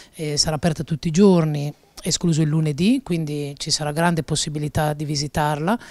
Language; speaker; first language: Italian; native; Italian